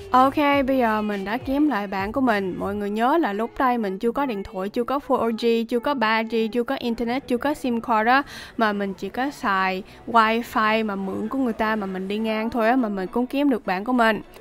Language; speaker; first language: Vietnamese; native; Vietnamese